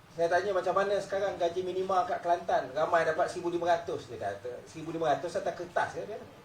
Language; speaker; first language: Malay; native; Malay